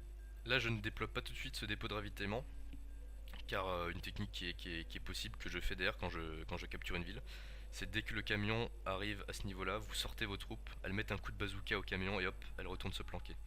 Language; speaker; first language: French; native; French